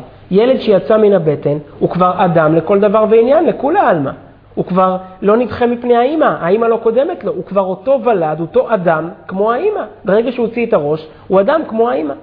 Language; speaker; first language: Hebrew; native; Hebrew